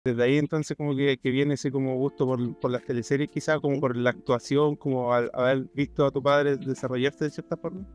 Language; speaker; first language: Spanish; native; Spanish